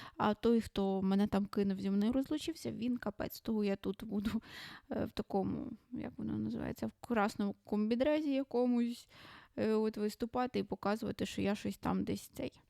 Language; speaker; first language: Ukrainian; non-native, local second language; Russian